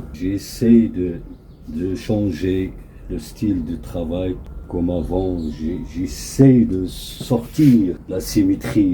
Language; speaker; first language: French; non-native, local second language; Arabic